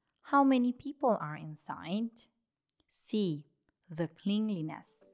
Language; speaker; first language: English; non-native, fluent; Italian